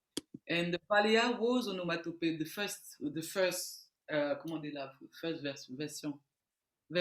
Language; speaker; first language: English; non-native, learner; French